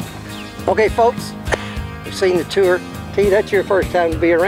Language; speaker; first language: English; native; English